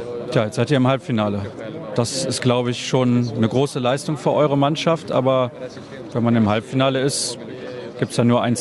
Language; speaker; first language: German; native; German